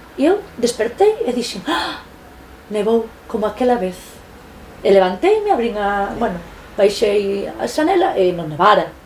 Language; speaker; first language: Galician; native; Galician